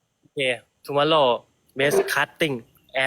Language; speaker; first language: English; non-native, learner; Thai